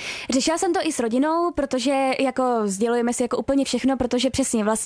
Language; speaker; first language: Czech; native; Czech